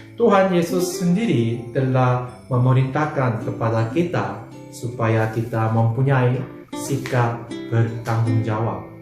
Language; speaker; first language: Indonesian; non-native, fluent; Korean